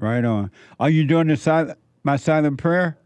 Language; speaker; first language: English; native; English